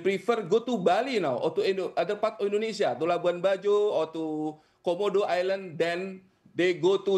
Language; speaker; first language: English; non-native, fluent; Indonesian